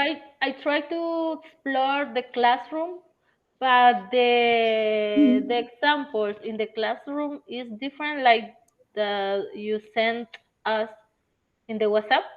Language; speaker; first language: English; non-native, learner; Spanish